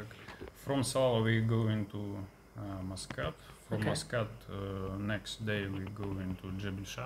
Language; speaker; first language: English; non-native, learner; Russian